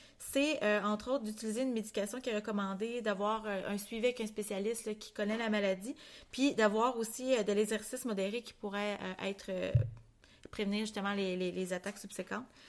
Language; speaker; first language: French; native; French